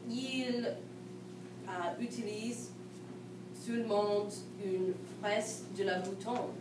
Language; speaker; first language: French; non-native, learner; English